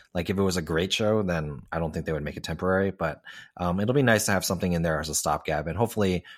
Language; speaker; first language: English; non-native, local second language; Cantonese